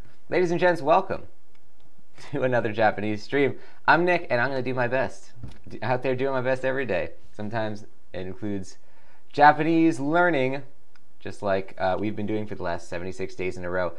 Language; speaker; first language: English; native; English